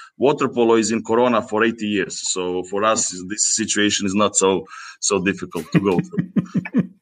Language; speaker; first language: English; non-native, fluent; Greek